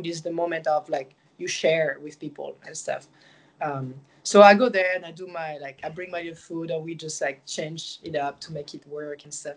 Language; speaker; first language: English; non-native, fluent; French